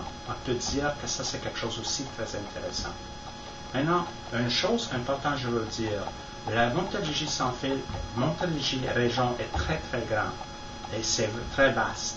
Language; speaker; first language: French; non-native, fluent; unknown